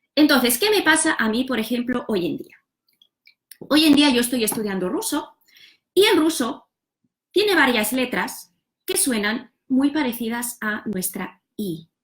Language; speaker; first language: Spanish; non-native, local second language; Catalan